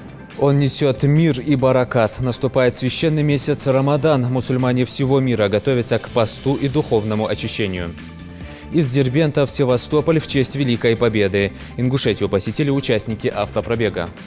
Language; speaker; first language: Russian; native; Russian